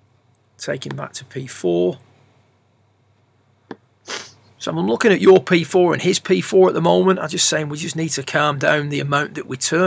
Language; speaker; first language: English; native; English